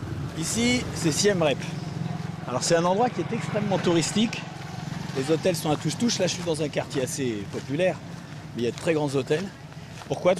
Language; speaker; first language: French; native; French